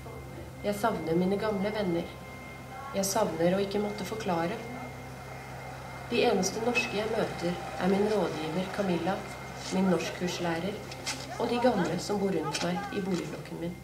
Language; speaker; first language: Norwegian; non-native, fluent; Persian